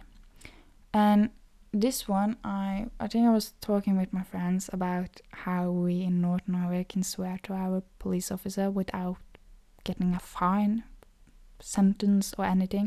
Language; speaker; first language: English; non-native, fluent; Norwegian